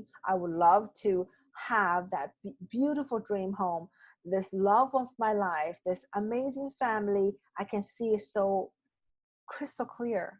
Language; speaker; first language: English; non-native, fluent; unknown